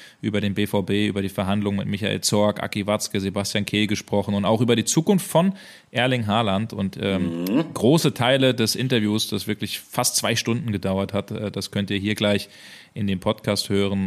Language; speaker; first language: German; native; German